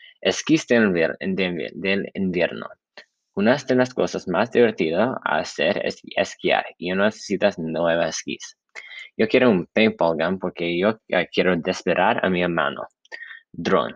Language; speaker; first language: Spanish; non-native, learner; English